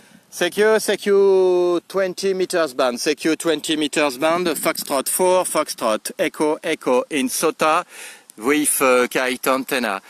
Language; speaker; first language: English; non-native, learner; French